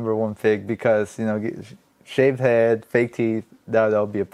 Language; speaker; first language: English; non-native, fluent; Spanish